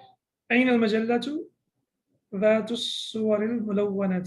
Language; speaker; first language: Arabic; non-native, fluent; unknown